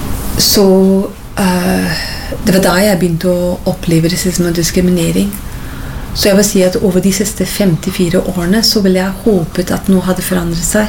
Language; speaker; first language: Norwegian; non-native, fluent; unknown